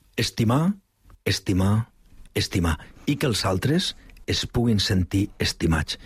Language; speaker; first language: Catalan; native; Catalan